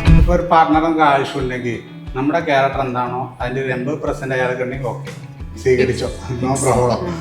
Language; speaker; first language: Malayalam; native; Malayalam